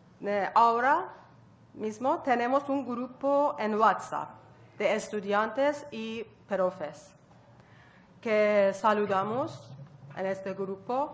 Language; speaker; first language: Spanish; non-native, learner; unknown